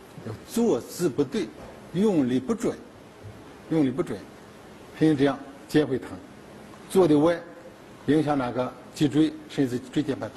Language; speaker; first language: Chinese; native; Chinese